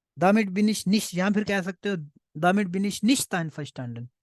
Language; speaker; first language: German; non-native, fluent; Urdu